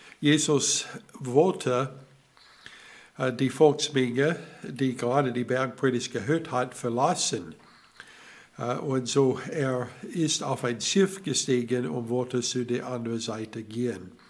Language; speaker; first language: German; non-native, learner; English